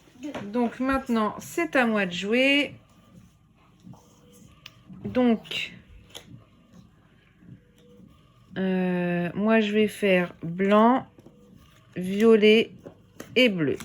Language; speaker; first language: French; native; French